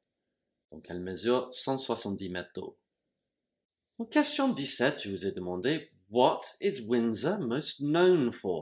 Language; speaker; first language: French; non-native, fluent; English